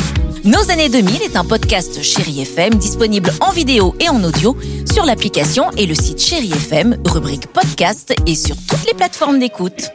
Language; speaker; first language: French; native; French